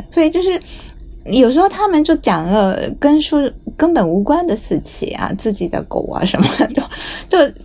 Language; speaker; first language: Chinese; non-native, fluent; Japanese